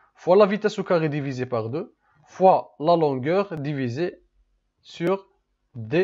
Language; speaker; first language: French; non-native, local second language; Arabic